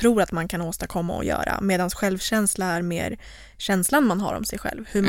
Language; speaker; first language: Swedish; native; Swedish